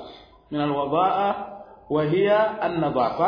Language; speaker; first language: Arabic; non-native, fluent; Swahili